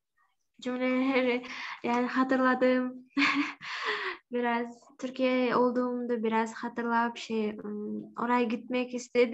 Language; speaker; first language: Turkish; non-native, learner; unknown